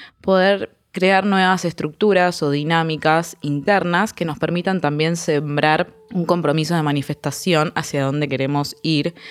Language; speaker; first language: Spanish; native; Spanish